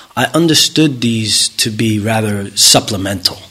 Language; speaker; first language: English; native; English